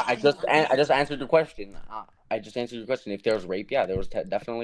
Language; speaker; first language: English; native; English